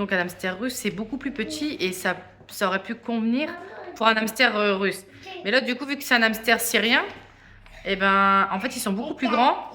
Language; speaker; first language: French; native; French